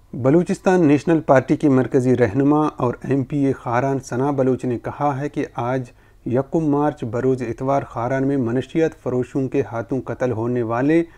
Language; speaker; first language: Urdu; non-native, local second language; Baluchi